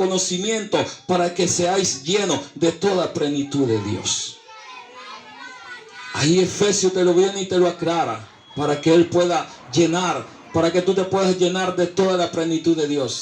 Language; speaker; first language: Spanish; native; Spanish